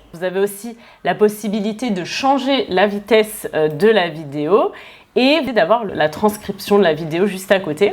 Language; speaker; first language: French; native; French